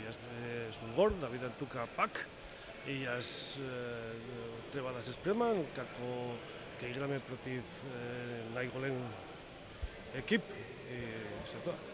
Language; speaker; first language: Macedonian; non-native, learner; Spanish